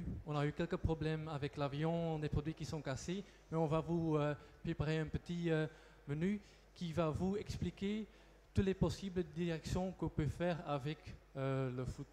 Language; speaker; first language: French; non-native, local second language; Dutch